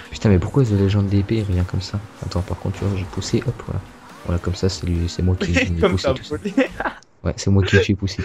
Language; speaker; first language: French; native; French